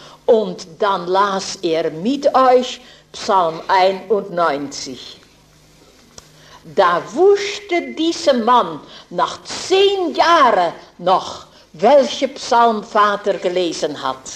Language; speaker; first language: German; non-native, fluent; Dutch